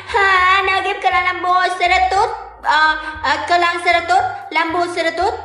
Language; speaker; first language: Indonesian; non-native, learner; Vietnamese